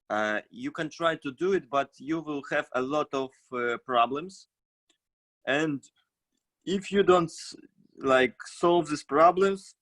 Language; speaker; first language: English; non-native, fluent; Russian